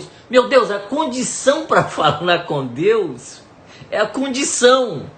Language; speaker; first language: Portuguese; native; Portuguese